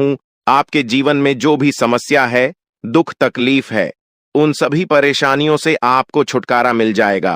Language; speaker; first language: Hindi; non-native, local second language; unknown